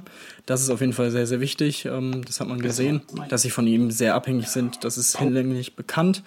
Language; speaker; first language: German; native; German